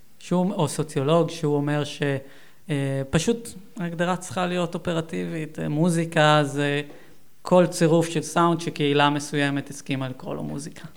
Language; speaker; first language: Hebrew; native; Hebrew